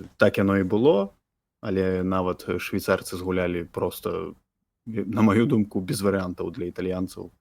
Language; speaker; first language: Belarusian; non-native, local second language; Russian